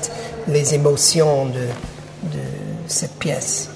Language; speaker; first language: French; non-native, fluent; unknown